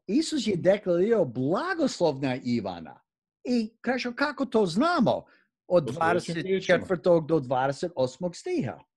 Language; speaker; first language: Croatian; early bilingual, heritage; Croatian